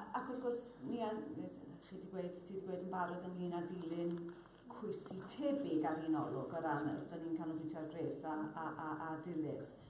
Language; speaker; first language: Welsh; native; Welsh